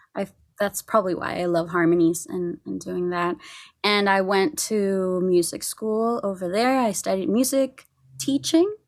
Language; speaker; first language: English; non-native, fluent; Spanish